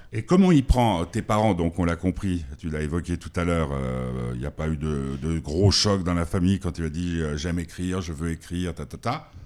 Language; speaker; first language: French; native; French